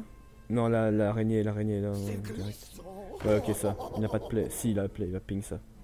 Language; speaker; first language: French; native; French